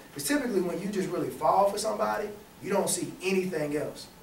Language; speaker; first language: English; native; English